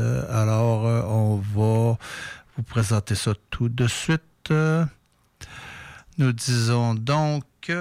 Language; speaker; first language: French; native; French